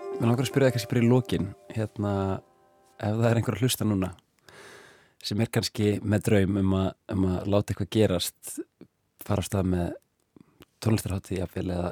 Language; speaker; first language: Icelandic; native; Icelandic